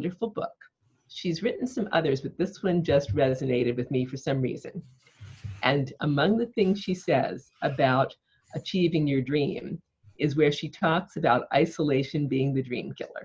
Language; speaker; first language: English; native; English